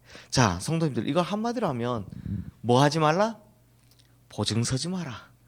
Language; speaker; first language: Korean; native; Korean